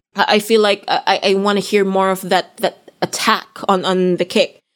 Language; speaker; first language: English; non-native, local second language; Filipino